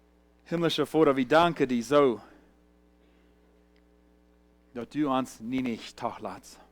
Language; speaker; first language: German; early bilingual, heritage; Plautdietsch